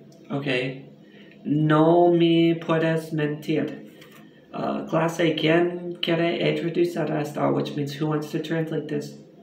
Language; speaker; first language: Spanish; non-native, learner; English